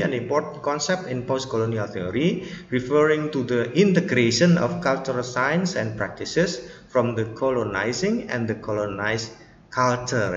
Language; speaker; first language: English; non-native, fluent; Indonesian